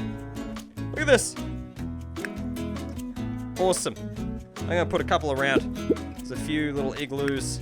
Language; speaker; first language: English; native; English